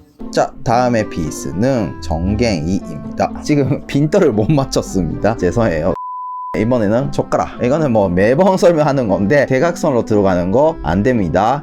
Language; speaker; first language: Korean; non-native, fluent; Japanese